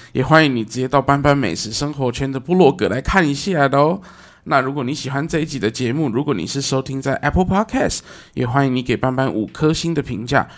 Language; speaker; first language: Chinese; native; Chinese